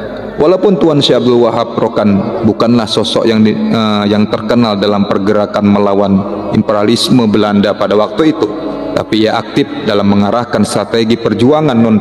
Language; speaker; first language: Indonesian; native; Indonesian